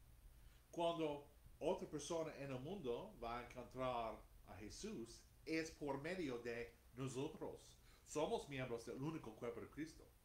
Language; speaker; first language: Spanish; non-native, fluent; English